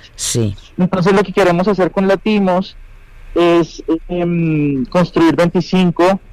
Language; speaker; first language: Spanish; native; Spanish